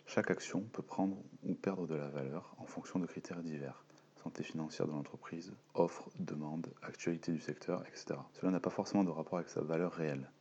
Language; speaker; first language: French; native; French